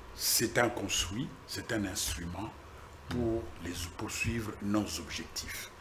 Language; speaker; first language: French; non-native, local second language; Lingala